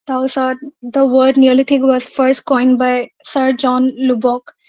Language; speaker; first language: English; non-native, local second language; Assamese